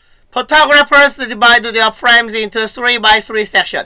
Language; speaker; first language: English; non-native, fluent; Korean